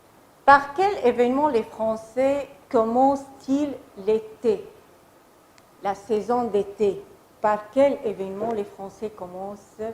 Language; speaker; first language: French; non-native, fluent; Arabic